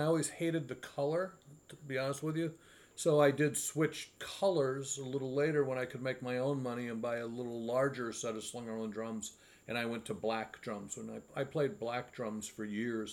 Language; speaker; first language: English; native; English